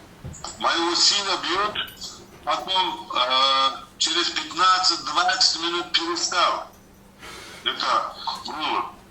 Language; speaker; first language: Russian; non-native, learner; Uzbek